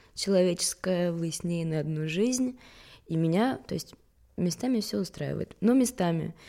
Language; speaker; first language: Russian; early bilingual, other home language; Swedish